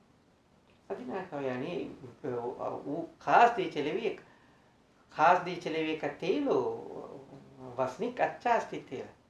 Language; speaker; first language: Russian; non-native, learner; Sinhala